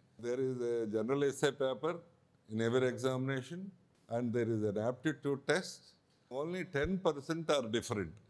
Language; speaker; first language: English; non-native, local second language; Telugu